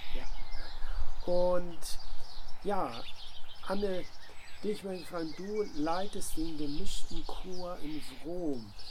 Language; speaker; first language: German; native; German